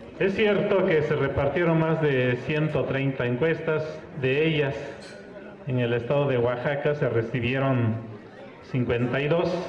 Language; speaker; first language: Spanish; non-native, local second language; Mixtepec Mixtec